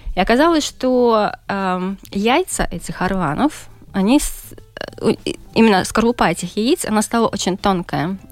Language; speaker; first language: Russian; native; Russian